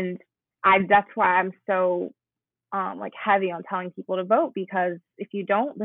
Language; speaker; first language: English; native; English